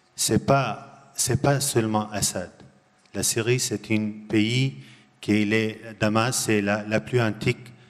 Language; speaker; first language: French; non-native, learner; Arabic